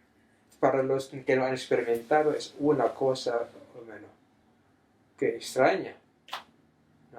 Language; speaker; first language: Spanish; non-native, fluent; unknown